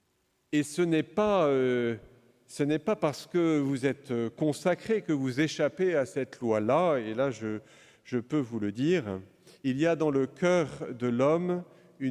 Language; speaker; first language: French; native; French